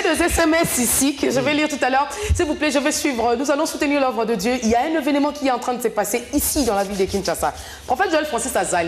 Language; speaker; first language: French; non-native, local second language; Lingala